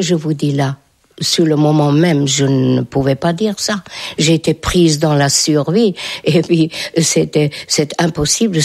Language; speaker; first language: French; non-native, fluent; Hungarian